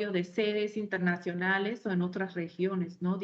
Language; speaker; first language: Spanish; non-native, fluent; English